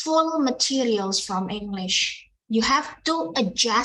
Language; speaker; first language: English; non-native, fluent; Indonesian